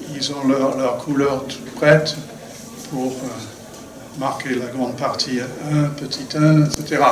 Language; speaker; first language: French; non-native, fluent; English